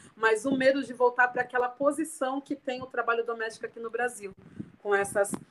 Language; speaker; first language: Portuguese; native; Portuguese